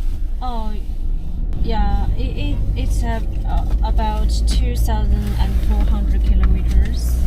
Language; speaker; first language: English; non-native, learner; Chinese